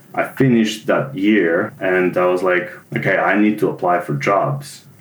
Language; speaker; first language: English; non-native, fluent; Serbian